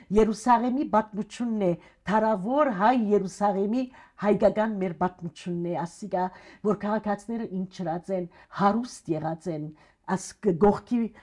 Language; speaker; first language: Armenian; early bilingual, heritage; Armenian